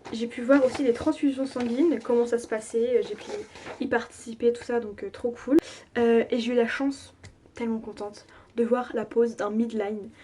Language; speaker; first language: French; native; French